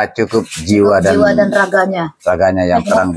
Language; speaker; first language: Indonesian; native; Indonesian